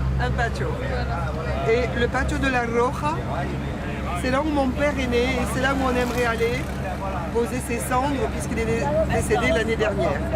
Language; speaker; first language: French; native; French